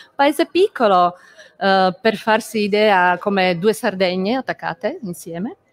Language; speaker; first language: Italian; non-native, fluent; Slovak